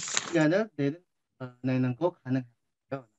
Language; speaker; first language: Korean; non-native, fluent; Indonesian